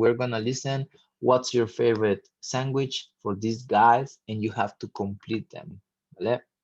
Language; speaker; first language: English; non-native, fluent; Spanish